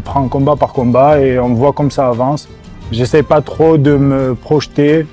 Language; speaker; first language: French; native; French